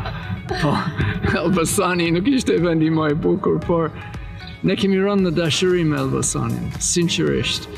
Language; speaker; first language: Albanian; non-native, learner; English